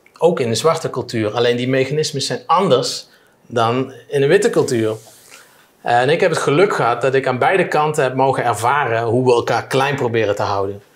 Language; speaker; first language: Dutch; native; Dutch